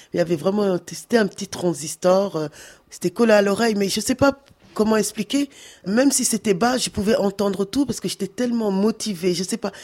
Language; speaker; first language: French; early bilingual, other home language; Wolof